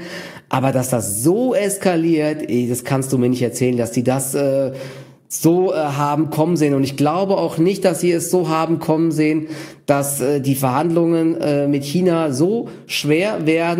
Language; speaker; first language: German; native; German